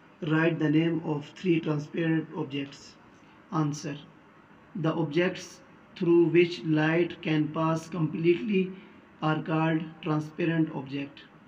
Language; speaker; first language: English; non-native, local second language; Urdu